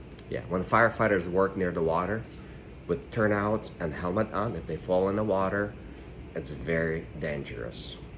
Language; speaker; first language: English; non-native, fluent; Ukrainian